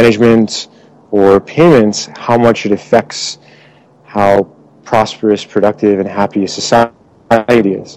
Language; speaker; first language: English; native; English